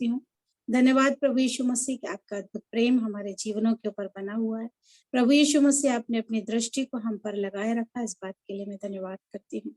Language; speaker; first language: Hindi; native; Hindi